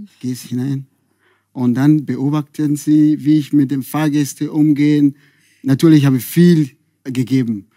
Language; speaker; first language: German; non-native, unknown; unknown